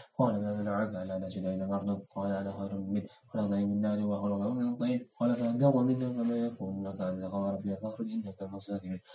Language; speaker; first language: Arabic; non-native, learner; Indonesian